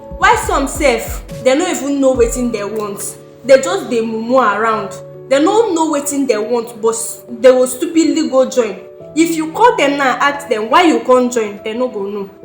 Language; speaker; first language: Nigerian Pidgin; non-native, local second language; Igbo